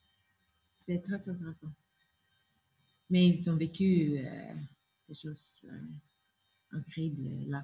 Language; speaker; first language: French; non-native, fluent; Norwegian